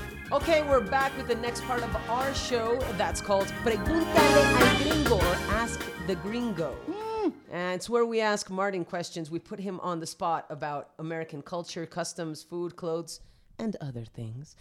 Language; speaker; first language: English; early bilingual, other home language; Spanish